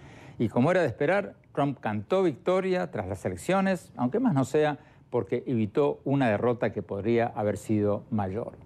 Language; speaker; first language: Spanish; native; Spanish